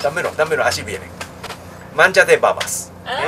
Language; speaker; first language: Spanish; non-native, learner; Japanese